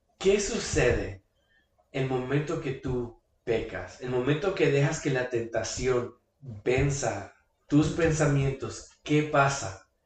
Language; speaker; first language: Spanish; early bilingual, heritage; Spanish